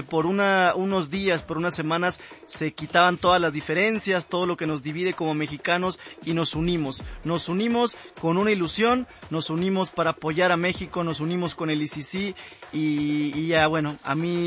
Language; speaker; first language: Spanish; native; Spanish